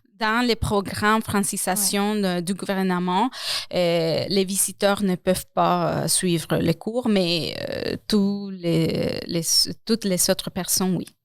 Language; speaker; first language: French; non-native, fluent; Spanish